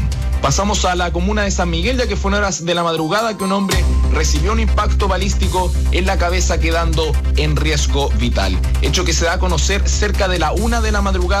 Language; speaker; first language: Spanish; native; Spanish